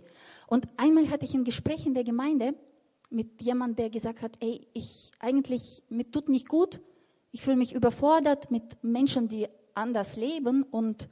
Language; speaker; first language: German; non-native, fluent; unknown